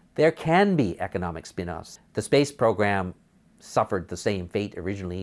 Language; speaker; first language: English; native; English